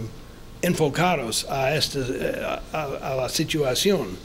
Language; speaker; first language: Spanish; non-native, fluent; English